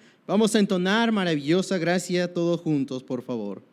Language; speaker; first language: Spanish; native; Spanish